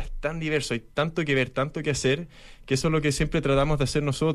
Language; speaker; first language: Spanish; native; Spanish